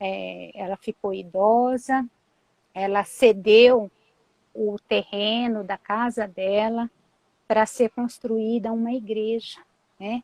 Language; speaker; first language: Portuguese; native; Portuguese